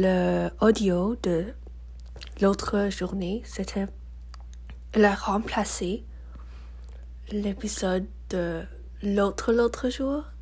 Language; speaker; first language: French; non-native, learner; English